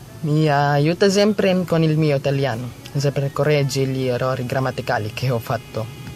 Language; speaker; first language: Italian; non-native, learner; Filipino